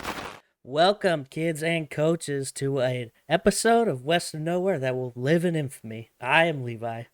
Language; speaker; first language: English; native; English